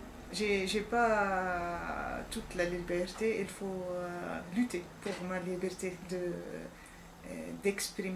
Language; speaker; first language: French; non-native, fluent; Arabic